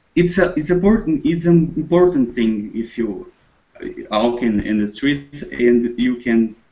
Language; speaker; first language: English; non-native, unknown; Portuguese